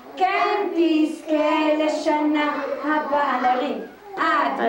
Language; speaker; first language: Hebrew; native; Hebrew